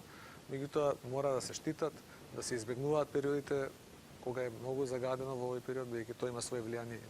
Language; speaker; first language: Macedonian; native; Macedonian